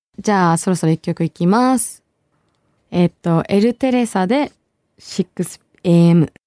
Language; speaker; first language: Japanese; early bilingual, other home language; Bangla